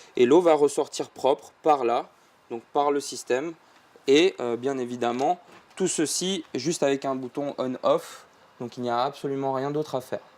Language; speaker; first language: French; early bilingual, other home language; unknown